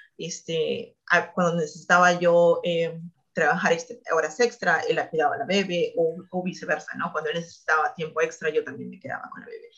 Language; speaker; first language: Spanish; native; Spanish